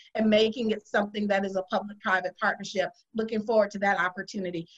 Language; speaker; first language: English; native; English